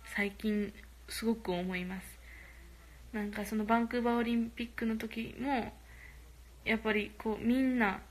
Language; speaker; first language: Japanese; early bilingual, other home language; Korean